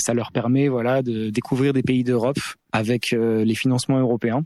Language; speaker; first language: French; native; French